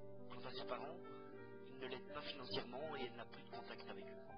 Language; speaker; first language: French; native; French